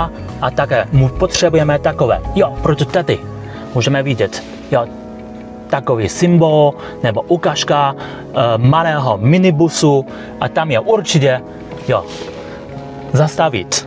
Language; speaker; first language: Czech; non-native, learner; Chinese